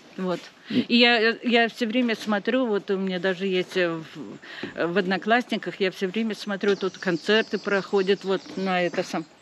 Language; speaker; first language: Russian; native; Russian